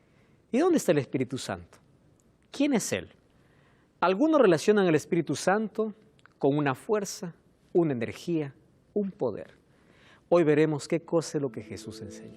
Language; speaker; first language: Spanish; native; Spanish